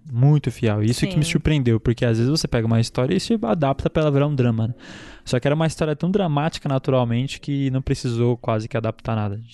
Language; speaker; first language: Portuguese; native; Portuguese